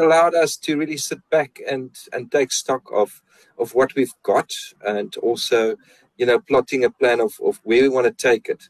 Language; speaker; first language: English; non-native, local second language; Afrikaans